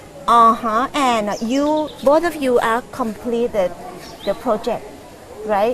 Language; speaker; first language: English; non-native, learner; Thai